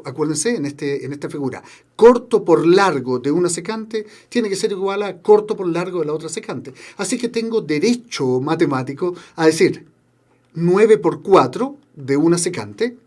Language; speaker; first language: Spanish; native; Spanish